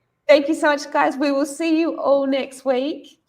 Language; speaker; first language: English; native; English